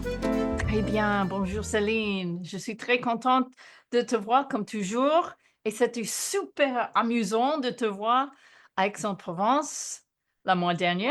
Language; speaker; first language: French; non-native, fluent; English